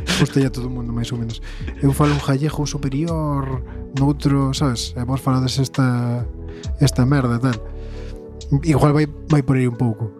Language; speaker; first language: Galician; native; Galician